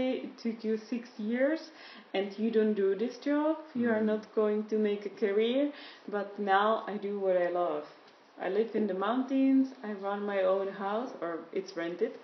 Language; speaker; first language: English; non-native, fluent; Czech